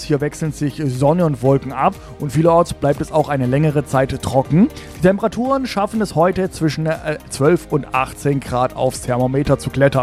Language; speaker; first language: German; native; German